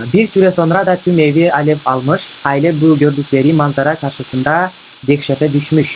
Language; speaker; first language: Turkish; non-native, fluent; Kyrgyz